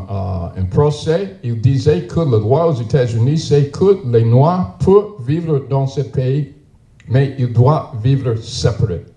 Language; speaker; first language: French; non-native, learner; English